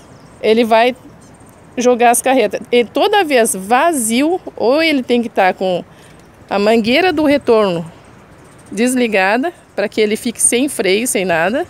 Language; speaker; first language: Portuguese; native; Portuguese